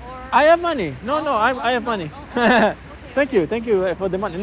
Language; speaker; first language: English; non-native, fluent; Hebrew